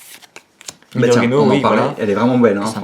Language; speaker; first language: French; native; French